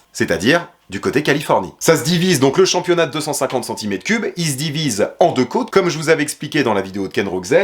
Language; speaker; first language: French; native; French